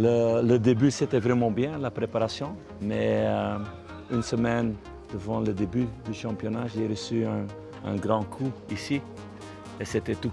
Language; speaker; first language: French; non-native, fluent; Dutch